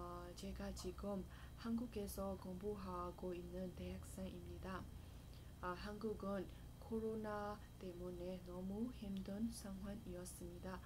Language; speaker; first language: Korean; non-native, fluent; Burmese